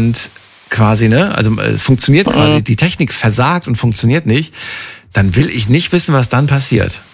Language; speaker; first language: German; native; German